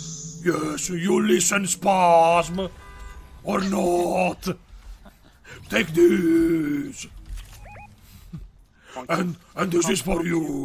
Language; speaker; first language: English; non-native, learner; Italian